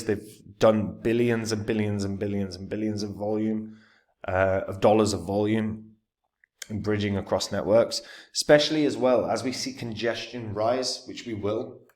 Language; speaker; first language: English; native; English